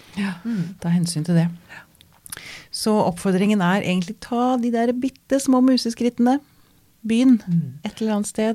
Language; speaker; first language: Norwegian; native; Norwegian